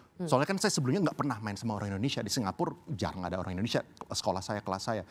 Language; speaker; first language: Indonesian; early bilingual, heritage; Indonesian